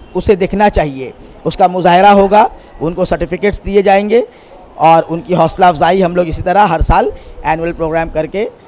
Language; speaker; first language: Hindi; non-native, local second language; Urdu